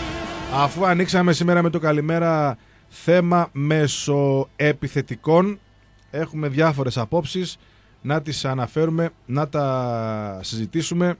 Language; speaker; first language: Greek; native; Greek